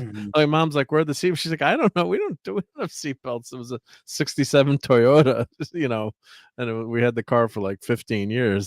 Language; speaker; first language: English; native; English